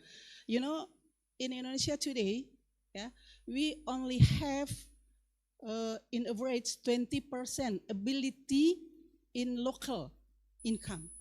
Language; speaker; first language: English; non-native, learner; Indonesian